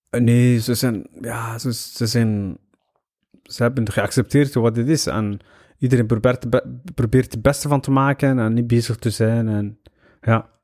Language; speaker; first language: Dutch; early bilingual, other home language; Somali